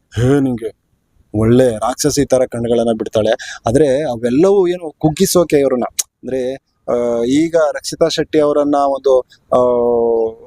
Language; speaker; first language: Kannada; native; Kannada